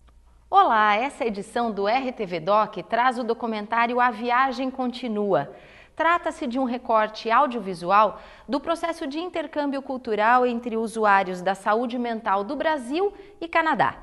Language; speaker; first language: Portuguese; native; Portuguese